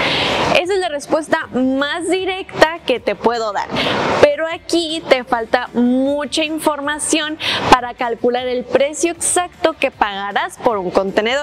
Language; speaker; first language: Spanish; native; Spanish